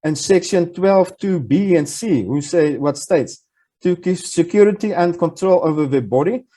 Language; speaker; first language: English; non-native, local second language; Afrikaans